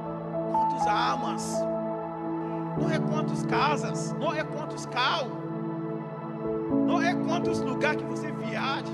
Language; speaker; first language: Portuguese; non-native, learner; Yoruba